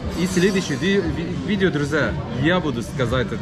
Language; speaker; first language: Russian; non-native, learner; Turkish